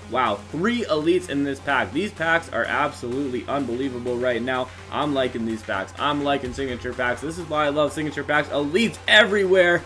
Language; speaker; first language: English; native; English